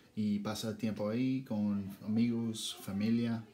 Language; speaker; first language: Spanish; non-native, learner; English